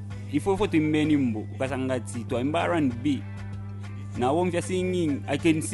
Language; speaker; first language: English; non-native, local second language; Bemba